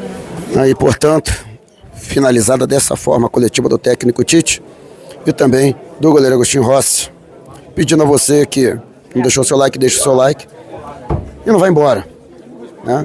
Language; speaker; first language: Portuguese; native; Portuguese